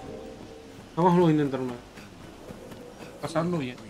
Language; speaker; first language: Spanish; native; Spanish